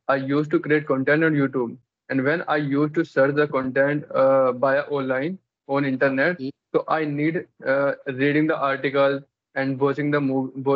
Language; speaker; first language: English; non-native, local second language; Hindi